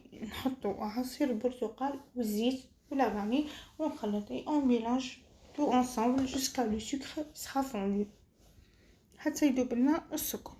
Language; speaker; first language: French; non-native, fluent; Arabic